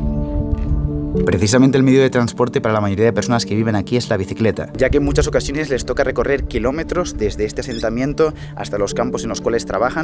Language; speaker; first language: Spanish; native; Spanish